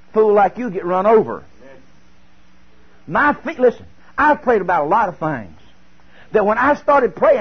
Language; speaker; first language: English; native; English